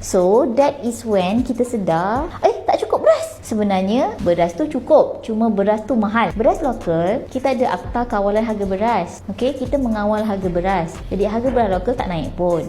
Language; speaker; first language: Malay; native; Malay